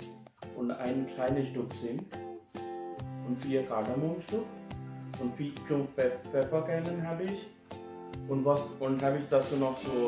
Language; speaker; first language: German; non-native, fluent; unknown